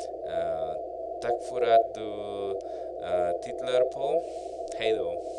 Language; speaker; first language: Swedish; non-native, learner; Spanish